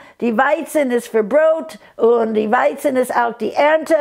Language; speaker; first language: German; non-native, fluent; English